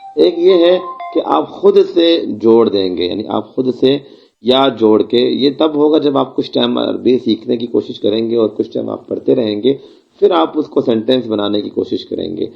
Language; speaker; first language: Urdu; non-native, local second language; Baluchi